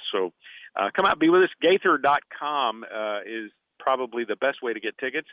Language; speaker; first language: English; native; English